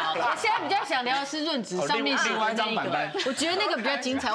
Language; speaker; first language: Chinese; native; Chinese